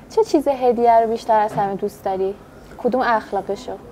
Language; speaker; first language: Persian; native; Persian